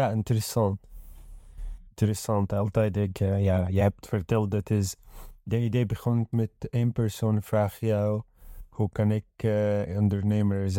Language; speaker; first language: Dutch; non-native, learner; Arabic